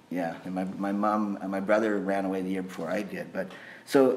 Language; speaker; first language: English; native; English